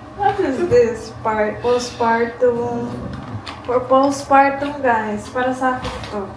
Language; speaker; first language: Filipino; native; Filipino